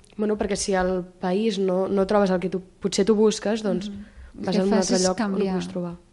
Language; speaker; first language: Catalan; native; Catalan